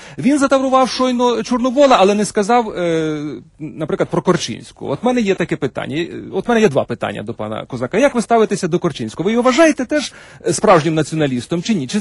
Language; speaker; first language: Ukrainian; native; Ukrainian